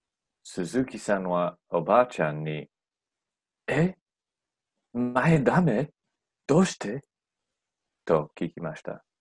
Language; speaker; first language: Japanese; non-native, learner; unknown